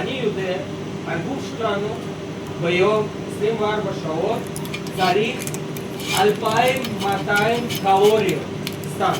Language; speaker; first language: Hebrew; non-native, learner; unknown